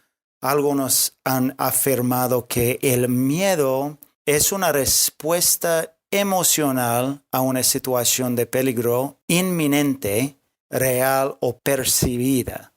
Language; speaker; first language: Spanish; non-native, fluent; English